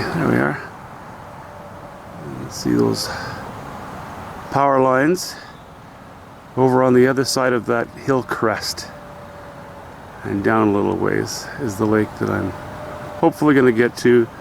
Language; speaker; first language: English; native; English